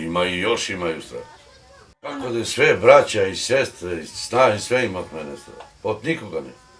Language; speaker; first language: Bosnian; non-native, local second language; Romany